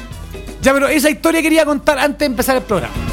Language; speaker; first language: Spanish; native; Spanish